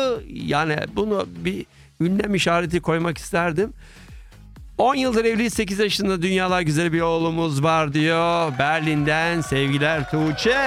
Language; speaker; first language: Turkish; native; Turkish